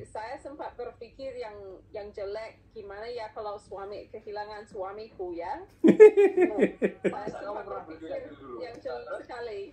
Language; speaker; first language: Indonesian; non-native, fluent; English